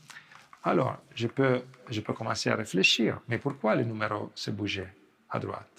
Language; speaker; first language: French; non-native, fluent; Italian